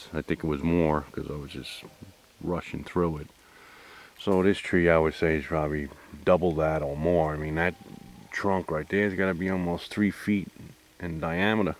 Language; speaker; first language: English; native; English